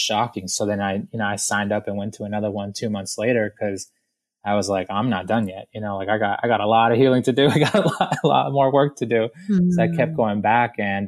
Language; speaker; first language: English; native; English